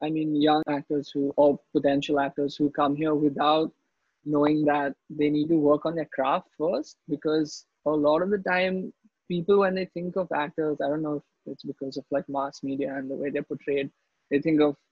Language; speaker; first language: English; non-native, local second language; Hindi